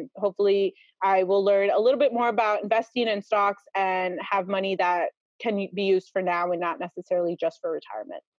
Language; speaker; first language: English; early bilingual, other home language; Spanish